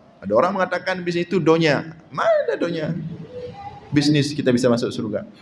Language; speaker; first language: Malay; non-native, local second language; Achinese